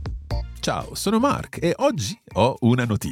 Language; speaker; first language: Italian; non-native, fluent; English